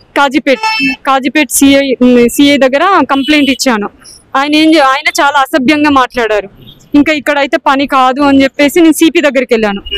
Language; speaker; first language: Telugu; native; Telugu